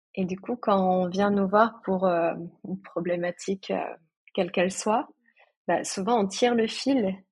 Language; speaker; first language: French; native; French